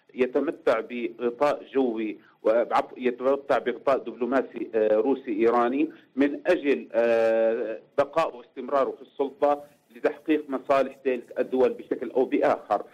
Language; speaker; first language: Arabic; native; Arabic